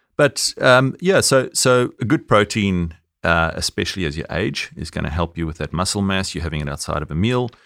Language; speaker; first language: English; native; English